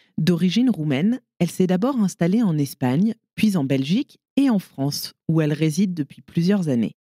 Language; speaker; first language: French; native; French